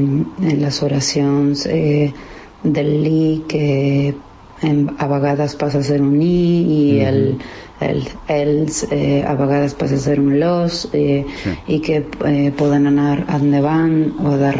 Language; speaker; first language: Catalan; non-native, fluent; Spanish